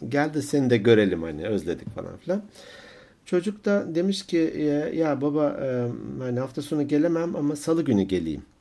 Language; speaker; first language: Turkish; native; Turkish